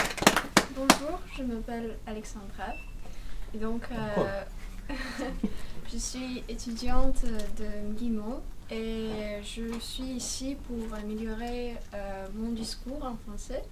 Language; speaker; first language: French; non-native, fluent; Russian